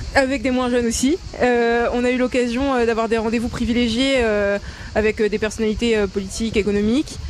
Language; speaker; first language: French; native; French